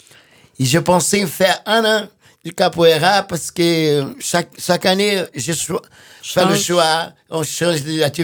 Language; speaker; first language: French; non-native, fluent; Portuguese